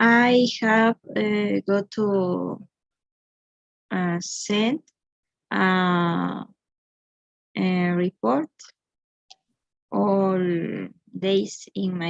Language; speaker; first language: English; non-native, learner; Spanish